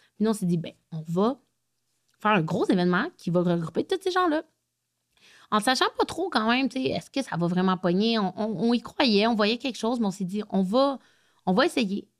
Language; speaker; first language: French; native; French